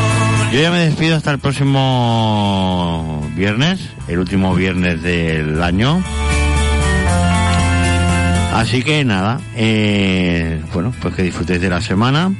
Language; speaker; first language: Spanish; native; Spanish